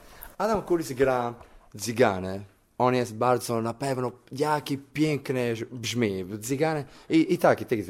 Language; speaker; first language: Polish; non-native, learner; Italian